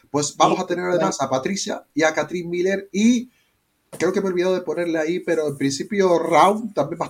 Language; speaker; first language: Spanish; native; Spanish